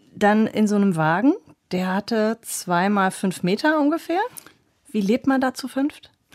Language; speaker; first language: German; native; German